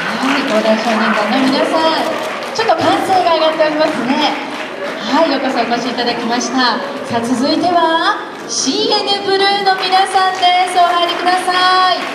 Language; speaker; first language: Japanese; native; Japanese